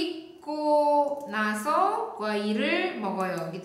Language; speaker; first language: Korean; non-native, fluent; Indonesian